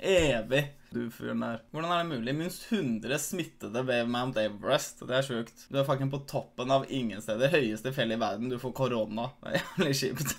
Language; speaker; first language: Norwegian; early bilingual, other home language; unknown